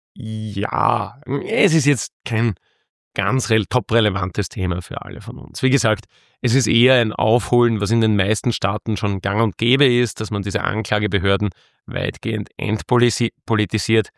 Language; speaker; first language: German; native; German